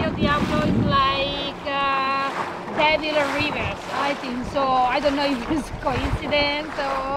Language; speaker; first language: English; non-native, learner; Italian